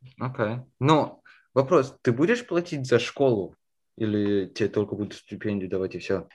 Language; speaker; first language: Russian; early bilingual, heritage; Russian